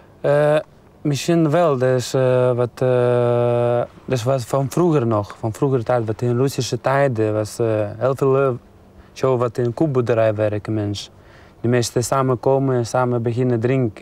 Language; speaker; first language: Dutch; non-native, learner; Lithuanian